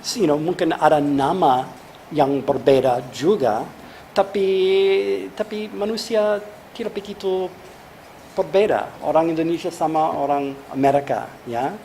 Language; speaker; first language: Indonesian; non-native, fluent; English